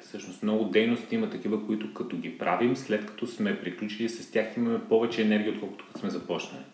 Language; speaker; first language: Bulgarian; native; Bulgarian